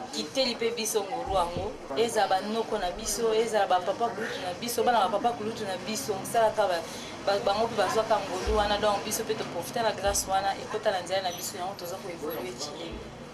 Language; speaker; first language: Lingala; native; Lingala